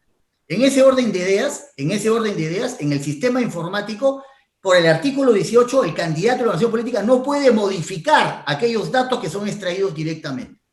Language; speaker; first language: Spanish; native; Spanish